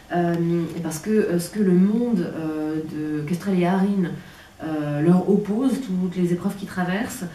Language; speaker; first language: French; native; French